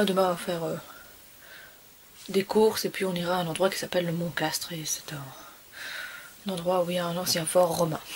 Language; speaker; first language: French; native; French